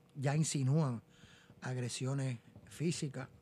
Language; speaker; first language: Spanish; native; Spanish